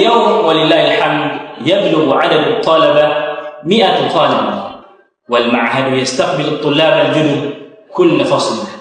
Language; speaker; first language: Arabic; non-native, fluent; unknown